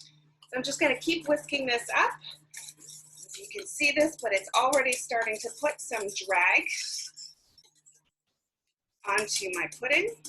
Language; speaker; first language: English; native; English